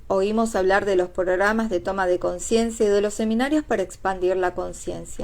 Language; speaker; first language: Spanish; native; Spanish